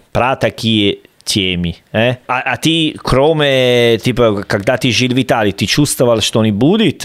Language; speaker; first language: Russian; non-native, learner; Italian